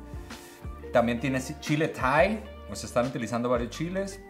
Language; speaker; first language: Spanish; native; Spanish